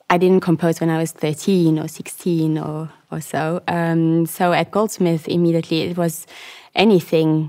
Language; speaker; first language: English; non-native, fluent; Luxembourgish